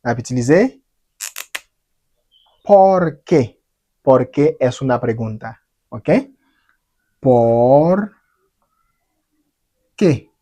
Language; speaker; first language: Spanish; non-native, fluent; Haitian Creole